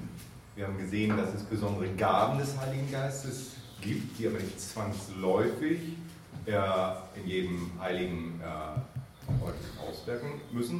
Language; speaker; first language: German; native; German